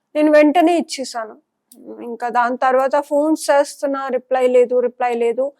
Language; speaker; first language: Telugu; non-native, local second language; Punjabi